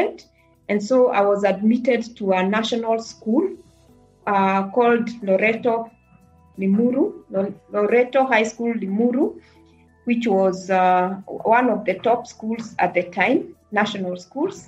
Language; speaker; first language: English; non-native, local second language; Kikuyu